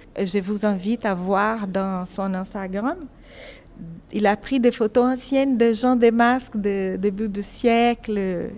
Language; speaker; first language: French; non-native, fluent; Portuguese